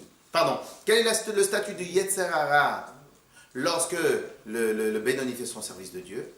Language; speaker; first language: French; native; French